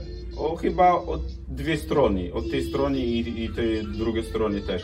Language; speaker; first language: Polish; non-native, learner; Arabic